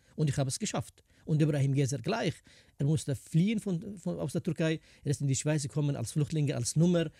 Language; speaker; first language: German; non-native, fluent; Kurdish